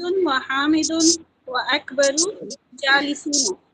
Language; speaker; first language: Arabic; non-native, learner; Urdu